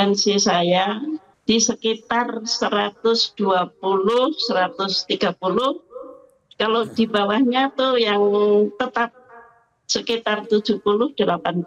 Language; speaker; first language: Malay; non-native, local second language; Javanese